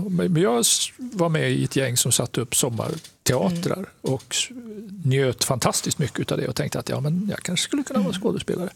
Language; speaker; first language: Swedish; native; Swedish